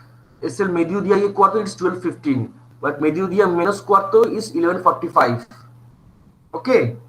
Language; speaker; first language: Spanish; non-native, fluent; Bangla